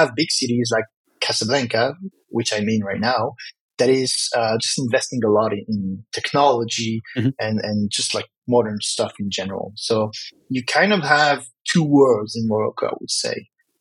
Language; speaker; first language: English; non-native, fluent; French